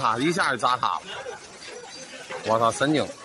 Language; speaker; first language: Chinese; native; Chinese